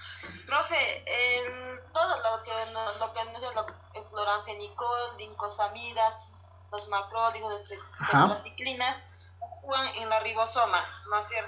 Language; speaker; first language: Spanish; native; Spanish